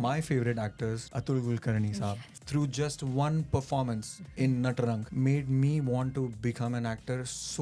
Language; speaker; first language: English; non-native, local second language; Hindi